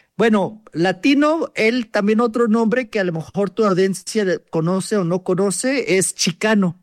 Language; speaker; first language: Spanish; early bilingual, heritage; Spanish